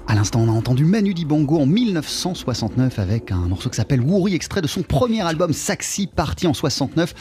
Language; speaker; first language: French; native; French